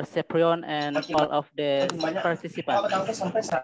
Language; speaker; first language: English; non-native, learner; Indonesian